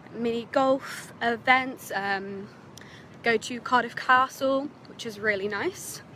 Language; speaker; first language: English; native; English